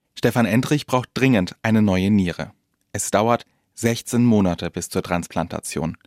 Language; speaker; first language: German; native; German